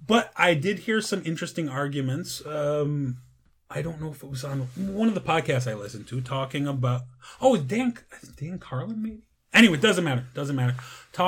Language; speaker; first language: English; native; English